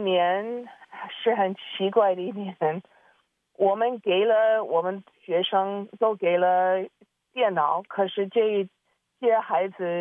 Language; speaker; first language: Chinese; early bilingual, heritage; Chinese